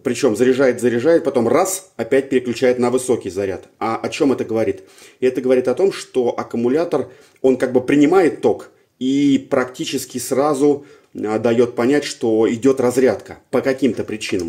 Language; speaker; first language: Russian; native; Russian